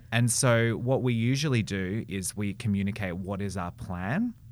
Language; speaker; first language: English; native; English